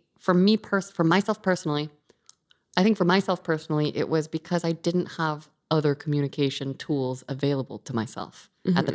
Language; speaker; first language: English; native; English